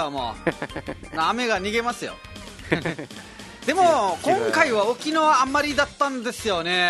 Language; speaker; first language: Japanese; non-native, fluent; Nepali